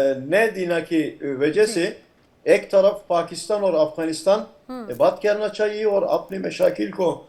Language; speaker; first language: Hindi; non-native, fluent; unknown